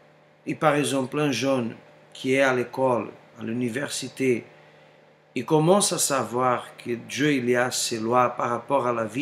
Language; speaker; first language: French; non-native, fluent; Portuguese